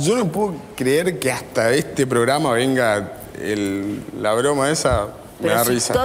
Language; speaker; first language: Spanish; native; Spanish